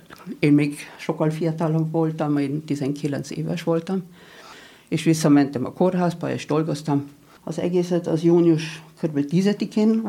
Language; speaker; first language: Hungarian; non-native, learner; German